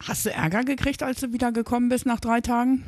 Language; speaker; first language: German; native; German